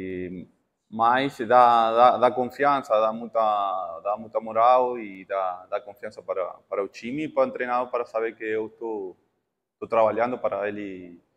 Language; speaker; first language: Portuguese; non-native, fluent; Spanish